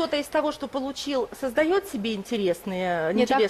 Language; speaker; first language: Russian; native; Russian